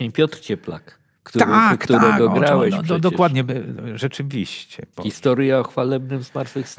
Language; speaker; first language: Polish; native; Polish